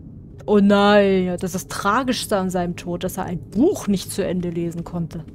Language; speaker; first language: German; native; German